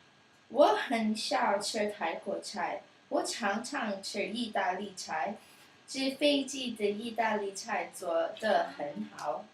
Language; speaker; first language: Chinese; non-native, learner; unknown